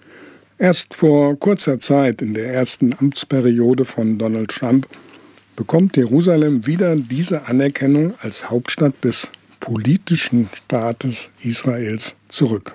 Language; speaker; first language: German; native; German